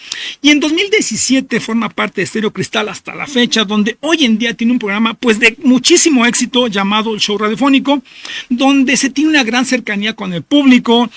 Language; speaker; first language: Spanish; native; Spanish